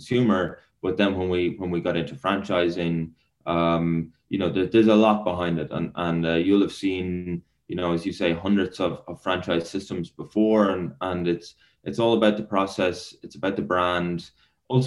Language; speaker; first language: English; native; English